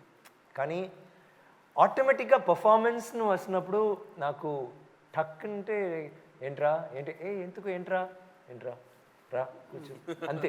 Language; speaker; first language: Telugu; non-native, local second language; Tamil